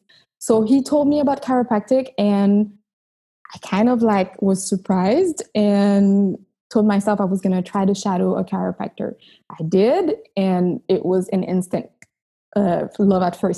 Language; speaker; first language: English; non-native, fluent; Haitian Creole